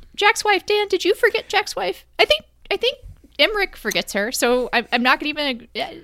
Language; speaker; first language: English; native; English